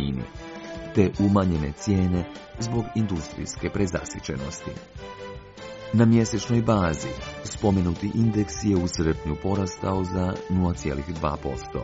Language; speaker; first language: Croatian; native; Croatian